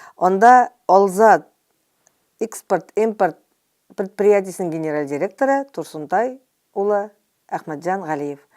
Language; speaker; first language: Tatar; native; Tatar